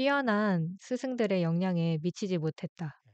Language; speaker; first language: Korean; native; Korean